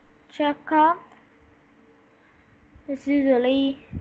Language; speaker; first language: English; non-native, learner; Vietnamese